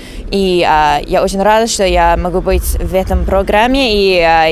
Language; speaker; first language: Russian; non-native, learner; English